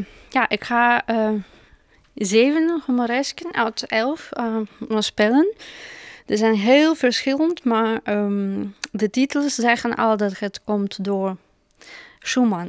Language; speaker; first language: Dutch; non-native, fluent; Russian